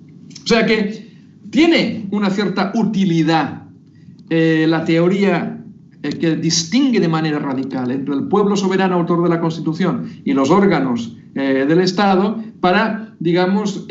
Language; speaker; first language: Spanish; native; Spanish